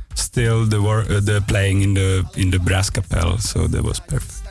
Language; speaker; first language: English; non-native, fluent; Czech